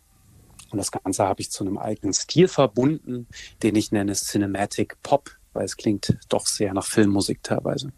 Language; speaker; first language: German; native; German